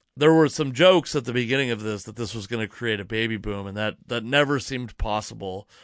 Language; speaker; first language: English; native; English